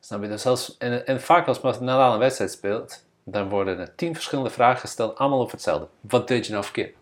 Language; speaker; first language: Dutch; non-native, fluent; Bosnian